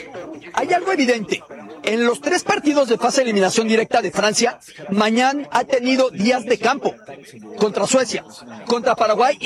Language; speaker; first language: Spanish; native; Spanish